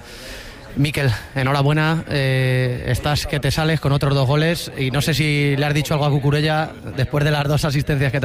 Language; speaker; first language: Spanish; native; Spanish